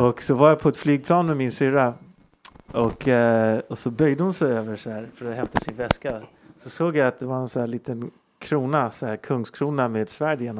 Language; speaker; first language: Swedish; early bilingual, heritage; Swedish